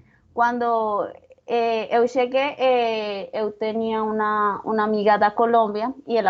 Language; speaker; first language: Portuguese; non-native, learner; Spanish